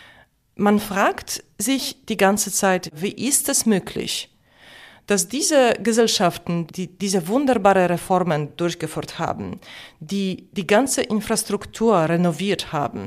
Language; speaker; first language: German; non-native, fluent; Polish